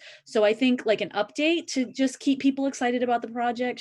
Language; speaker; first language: English; native; English